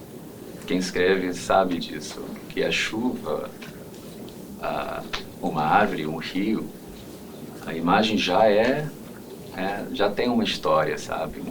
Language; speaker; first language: Portuguese; non-native, fluent; English